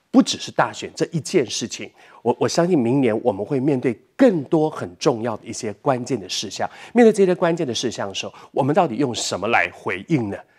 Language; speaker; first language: Chinese; native; Chinese